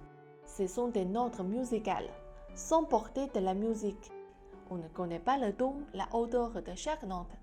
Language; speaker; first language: French; non-native, fluent; Chinese